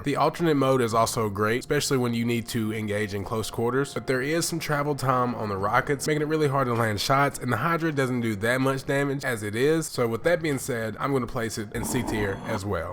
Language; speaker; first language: English; native; English